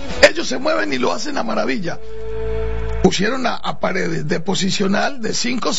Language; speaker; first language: Spanish; native; Spanish